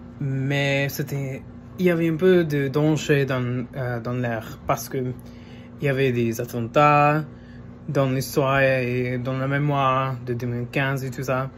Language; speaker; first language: French; non-native, fluent; English